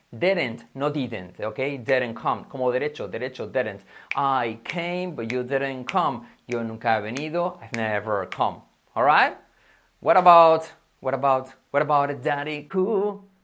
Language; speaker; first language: English; non-native, fluent; Spanish